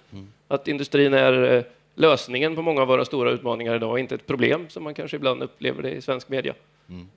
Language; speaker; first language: Swedish; native; Swedish